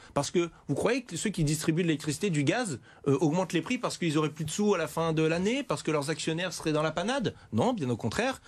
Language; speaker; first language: French; native; French